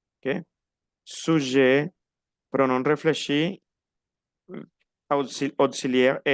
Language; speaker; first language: French; non-native, fluent; Spanish